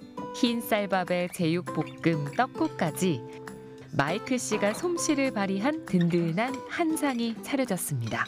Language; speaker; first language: Korean; native; Korean